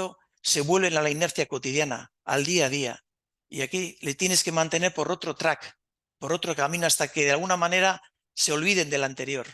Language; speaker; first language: Spanish; native; Spanish